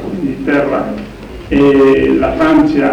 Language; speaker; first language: Italian; non-native, learner; Spanish